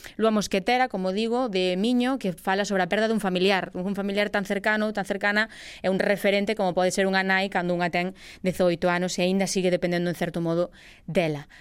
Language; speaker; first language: Galician; native; Galician